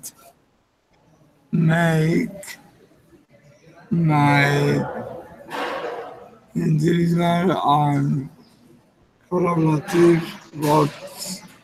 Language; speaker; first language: English; non-native, learner; Spanish